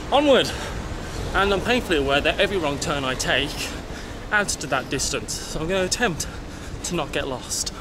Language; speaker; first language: English; native; English